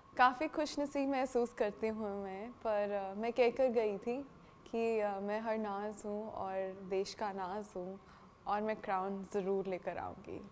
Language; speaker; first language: Hindi; non-native, local second language; Punjabi